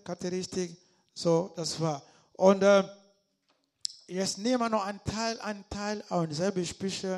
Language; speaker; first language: German; non-native, learner; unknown